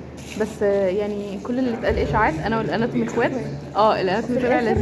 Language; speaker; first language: Arabic; native; Arabic